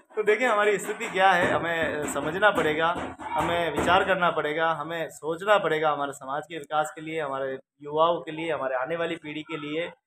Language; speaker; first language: Hindi; native; Hindi